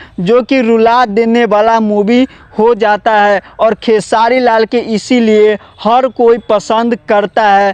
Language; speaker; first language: Hindi; non-native, local second language; Bhojpuri